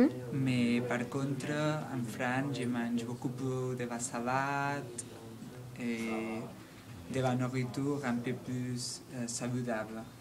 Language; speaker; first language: French; non-native, learner; Catalan